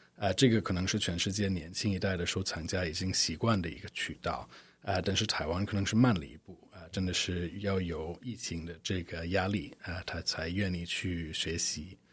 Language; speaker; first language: Chinese; non-native, fluent; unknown